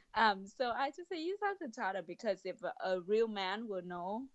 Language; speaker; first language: English; non-native, fluent; Vietnamese